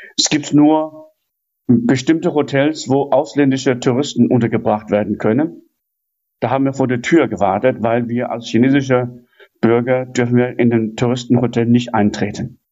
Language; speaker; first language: German; non-native, fluent; Chinese